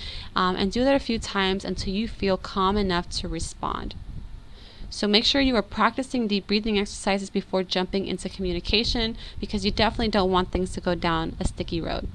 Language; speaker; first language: English; native; English